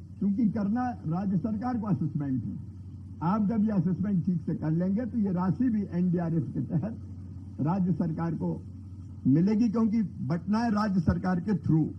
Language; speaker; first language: Hindi; native; Hindi